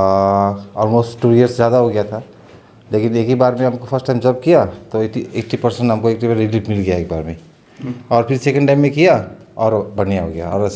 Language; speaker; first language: Hindi; non-native, learner; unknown